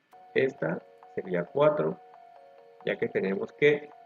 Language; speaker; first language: Spanish; native; Spanish